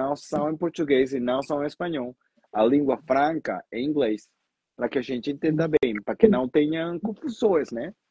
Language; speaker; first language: Portuguese; non-native, fluent; Spanish